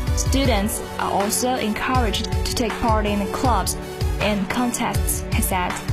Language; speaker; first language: English; non-native, fluent; Chinese